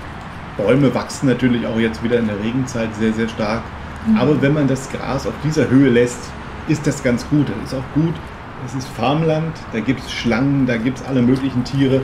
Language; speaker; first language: German; native; German